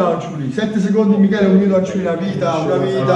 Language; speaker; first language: Italian; native; Italian